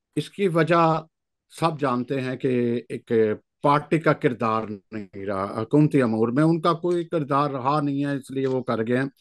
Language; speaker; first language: Urdu; non-native, local second language; Punjabi